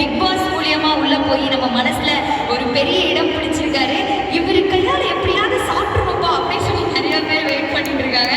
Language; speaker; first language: Tamil; native; Tamil